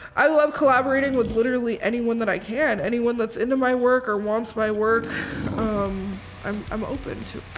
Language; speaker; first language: English; native; English